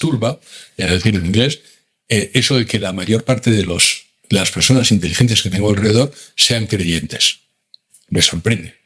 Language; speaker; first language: Spanish; native; Spanish